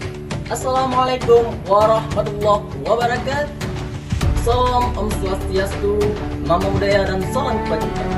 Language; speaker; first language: Indonesian; non-native, local second language; Achinese